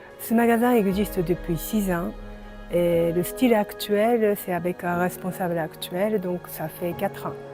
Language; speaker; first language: French; non-native, fluent; Japanese